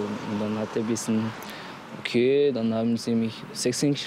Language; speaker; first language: German; non-native, learner; Somali